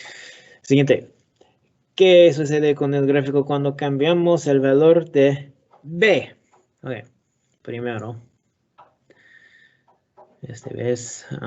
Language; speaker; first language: Spanish; non-native, learner; English